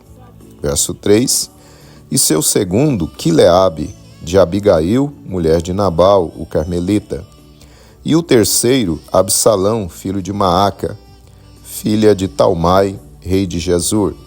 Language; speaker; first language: Portuguese; native; Portuguese